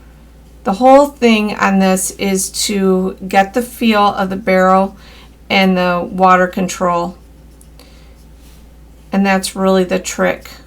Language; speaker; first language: English; native; English